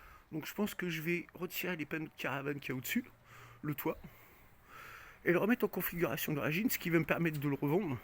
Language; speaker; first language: French; native; French